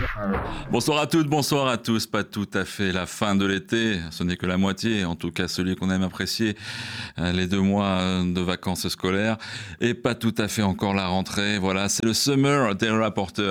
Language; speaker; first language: French; native; French